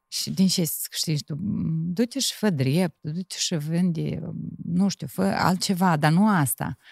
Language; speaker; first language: Romanian; native; Romanian